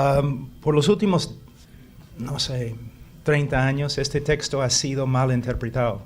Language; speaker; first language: Spanish; non-native, fluent; English